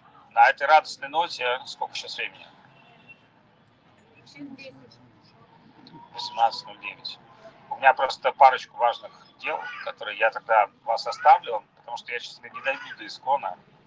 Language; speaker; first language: Russian; native; Russian